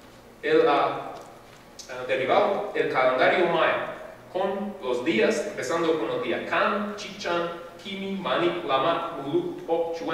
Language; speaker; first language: Spanish; non-native, fluent; English